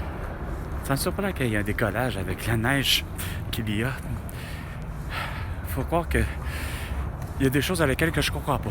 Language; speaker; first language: French; native; French